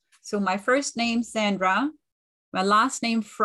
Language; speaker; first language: English; non-native, fluent; German